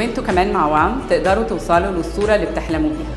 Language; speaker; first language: Arabic; native; Arabic